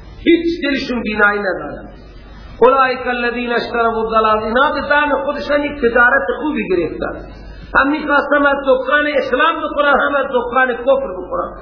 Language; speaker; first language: Persian; non-native, local second language; Baluchi